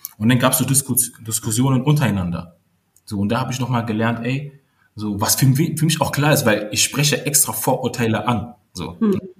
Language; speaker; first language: German; early bilingual, other home language; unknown